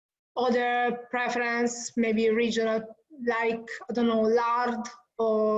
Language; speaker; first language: English; non-native, fluent; Italian